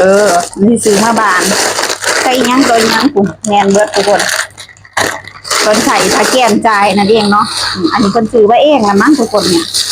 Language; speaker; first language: Thai; non-native, local second language; Lao